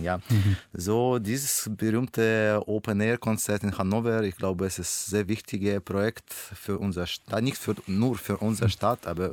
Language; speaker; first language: German; non-native, learner; Russian